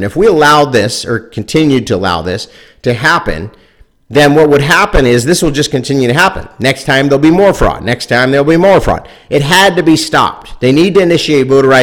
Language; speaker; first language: English; native; English